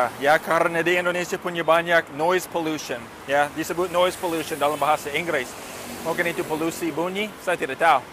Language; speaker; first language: Indonesian; non-native, fluent; English